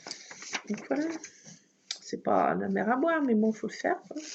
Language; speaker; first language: French; native; French